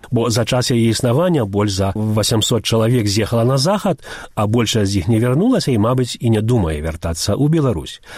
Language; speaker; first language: Belarusian; early bilingual, heritage; Belarusian